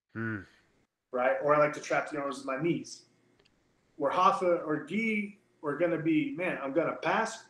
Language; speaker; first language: English; native; English